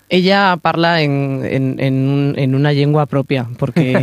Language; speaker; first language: Catalan; non-native, learner; Spanish